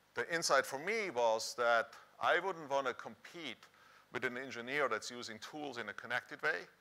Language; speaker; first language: English; non-native, fluent; Swiss German